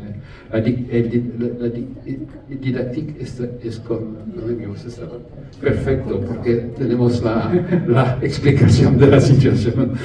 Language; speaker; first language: Spanish; non-native, learner; French